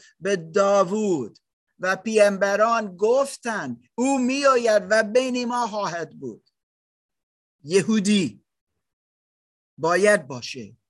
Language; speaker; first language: Persian; non-native, learner; German